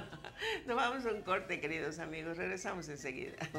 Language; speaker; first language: Spanish; native; Spanish